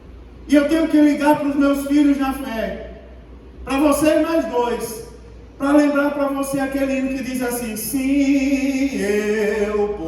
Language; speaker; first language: Portuguese; native; Portuguese